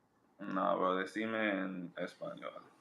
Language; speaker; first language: Spanish; non-native, learner; English